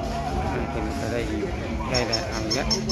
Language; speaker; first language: Thai; non-native, local second language; Lao